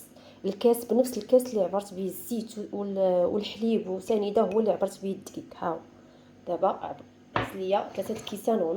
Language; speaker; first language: Arabic; native; Arabic